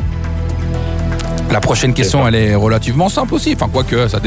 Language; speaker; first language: French; native; French